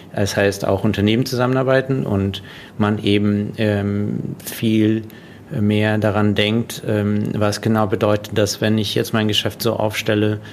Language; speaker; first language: German; non-native, fluent; Russian